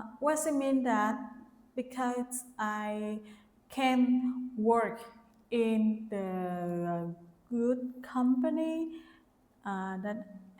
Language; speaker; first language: English; non-native, learner; Vietnamese